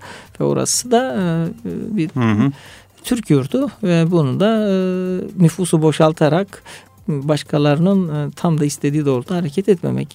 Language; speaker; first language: Turkish; native; Turkish